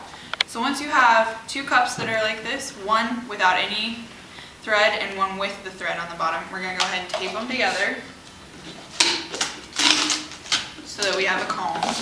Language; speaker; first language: English; native; English